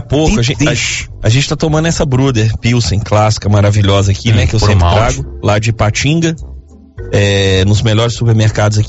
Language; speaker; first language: Portuguese; native; Portuguese